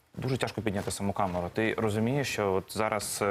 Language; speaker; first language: Ukrainian; native; Ukrainian